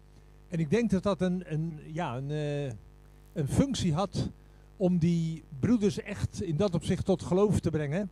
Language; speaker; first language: Dutch; native; Dutch